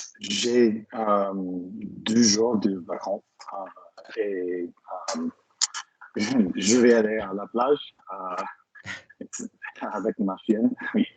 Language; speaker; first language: French; non-native, learner; English